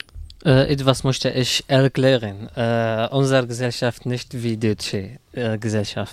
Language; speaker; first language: German; non-native, learner; Arabic